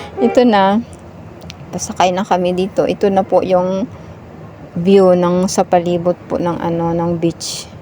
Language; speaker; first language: Filipino; non-native, local second language; Cebuano